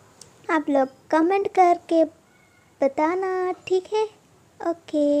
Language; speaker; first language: Hindi; non-native, local second language; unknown